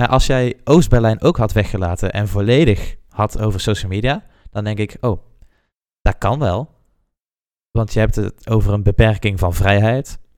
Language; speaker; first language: Dutch; native; Dutch